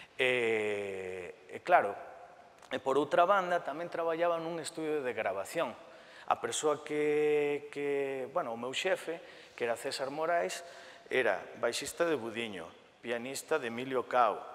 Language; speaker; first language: Galician; early bilingual, other home language; Spanish